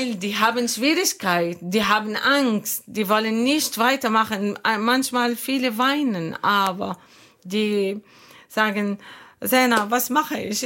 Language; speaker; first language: German; non-native, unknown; Arabic